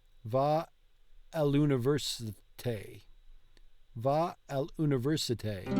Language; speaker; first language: Italian; non-native, learner; English